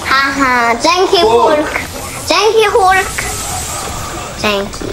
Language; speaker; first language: Polish; early bilingual, heritage; Polish